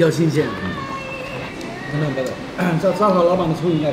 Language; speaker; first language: Chinese; native; Chinese